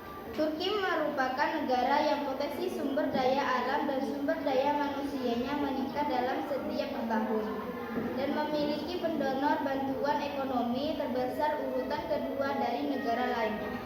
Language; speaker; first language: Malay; non-native, local second language; Madurese